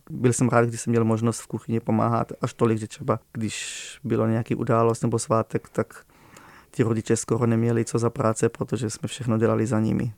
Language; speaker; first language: Czech; non-native, fluent; Hebrew